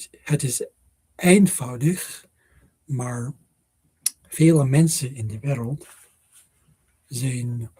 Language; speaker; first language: Dutch; non-native, learner; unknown